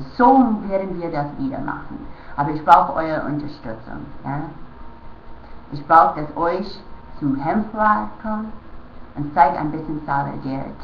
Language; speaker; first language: German; non-native, fluent; English